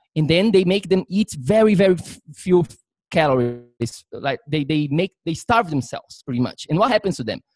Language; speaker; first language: English; non-native, fluent; Portuguese